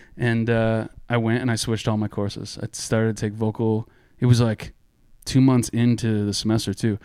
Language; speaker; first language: English; native; English